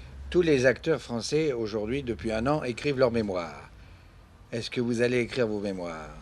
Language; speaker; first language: French; native; French